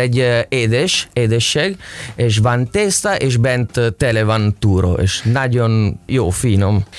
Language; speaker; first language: Hungarian; non-native, learner; Italian